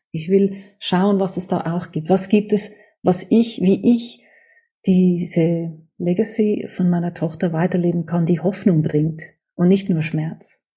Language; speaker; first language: German; native; German